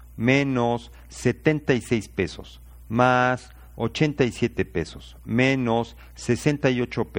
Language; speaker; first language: Spanish; native; Spanish